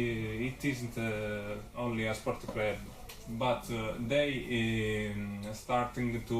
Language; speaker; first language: English; non-native, learner; Italian